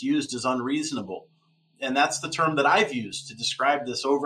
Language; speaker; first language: English; native; English